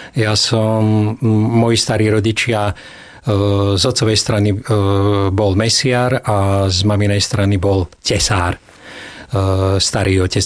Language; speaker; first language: Slovak; early bilingual, heritage; Slovak